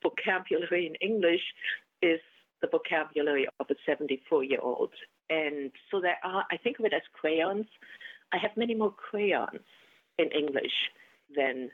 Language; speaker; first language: English; non-native, fluent; German